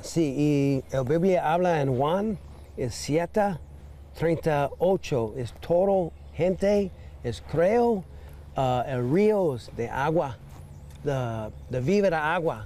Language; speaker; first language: Spanish; non-native, learner; English